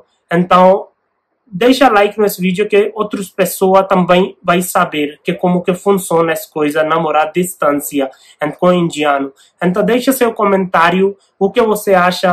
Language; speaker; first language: Portuguese; non-native, learner; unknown